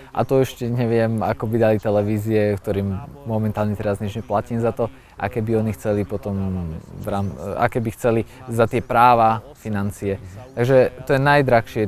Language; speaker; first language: Slovak; native; Slovak